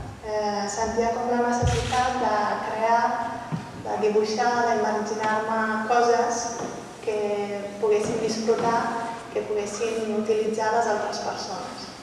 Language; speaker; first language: Catalan; early bilingual, heritage; Catalan